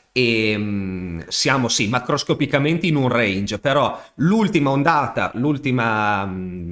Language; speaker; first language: Italian; native; Italian